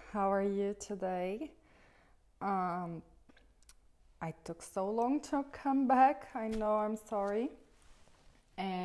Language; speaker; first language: English; non-native, learner; Portuguese